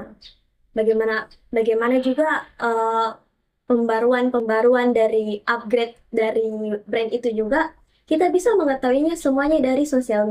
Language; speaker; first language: Indonesian; native; Indonesian